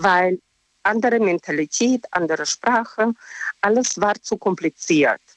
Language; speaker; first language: German; non-native, learner; Russian